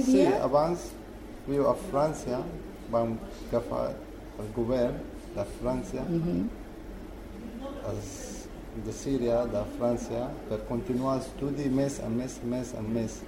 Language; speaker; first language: Catalan; non-native, learner; Arabic